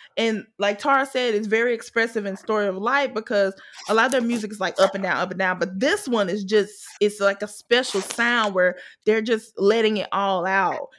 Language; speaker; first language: English; native; English